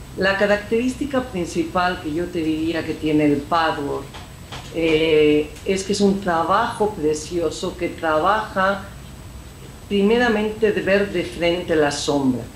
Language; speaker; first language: Spanish; native; Spanish